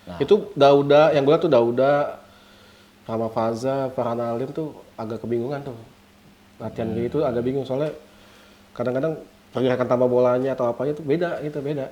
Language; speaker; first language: Indonesian; native; Indonesian